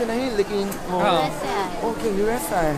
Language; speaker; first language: Hindi; non-native, fluent; Japanese